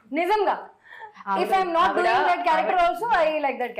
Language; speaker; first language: Telugu; non-native, fluent; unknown